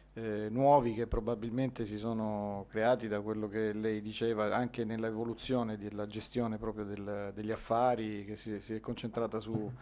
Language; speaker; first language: Italian; native; Italian